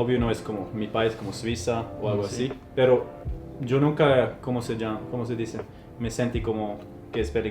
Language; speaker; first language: Spanish; non-native, fluent; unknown